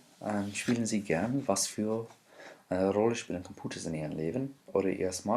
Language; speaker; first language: German; non-native, fluent; English